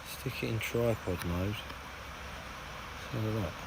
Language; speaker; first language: English; native; English